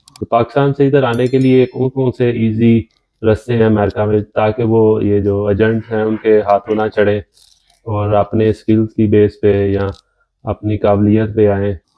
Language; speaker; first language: Urdu; non-native, local second language; Punjabi